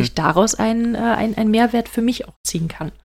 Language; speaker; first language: German; native; German